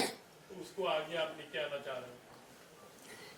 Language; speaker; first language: Hindi; native; Hindi